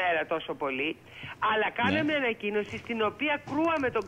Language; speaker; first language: Greek; native; Greek